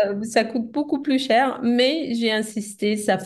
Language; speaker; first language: French; non-native, fluent; Arabic